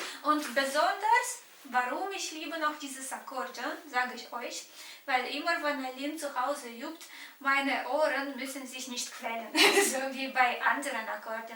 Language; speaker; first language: German; non-native, fluent; Romanian